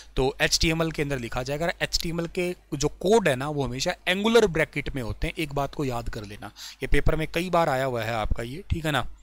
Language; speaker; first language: Hindi; native; Hindi